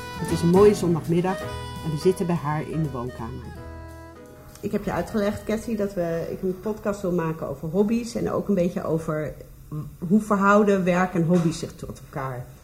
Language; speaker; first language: Dutch; native; Dutch